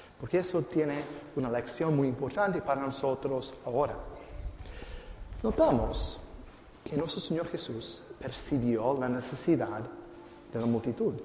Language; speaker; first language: Spanish; non-native, fluent; English